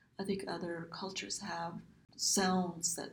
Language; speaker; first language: English; early bilingual, other home language; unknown